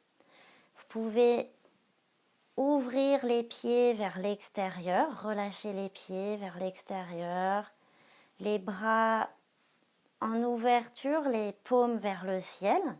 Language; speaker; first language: French; native; French